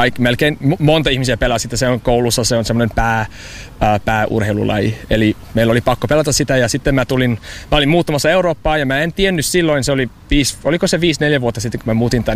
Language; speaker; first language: Finnish; non-native, fluent; English